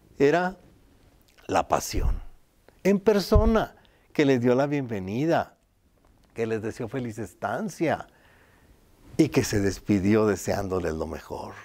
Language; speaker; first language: Spanish; native; Spanish